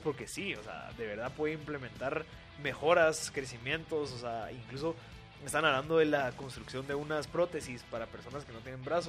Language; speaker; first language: Spanish; native; Spanish